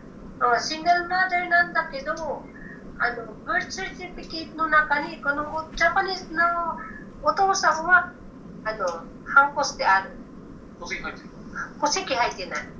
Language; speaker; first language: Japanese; non-native, learner; Filipino